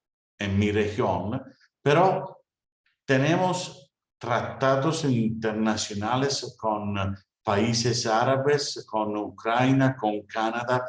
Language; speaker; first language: Spanish; non-native, fluent; Italian